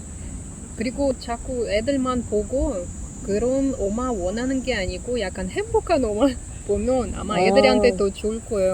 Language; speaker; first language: Korean; non-native, learner; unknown